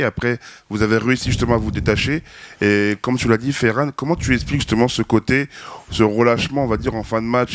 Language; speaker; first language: French; native; French